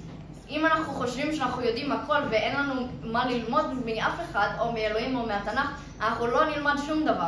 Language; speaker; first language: Hebrew; early bilingual, other home language; English